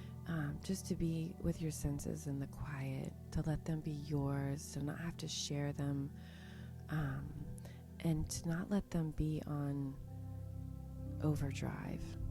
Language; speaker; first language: English; native; English